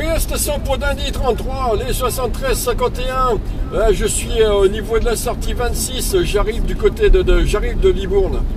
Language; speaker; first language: French; native; French